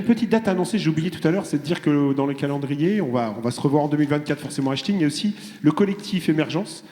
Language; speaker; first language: French; native; French